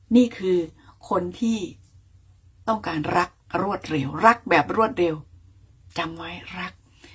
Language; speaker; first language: Thai; native; Thai